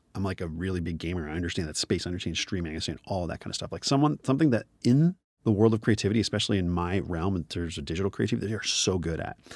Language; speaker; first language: English; native; English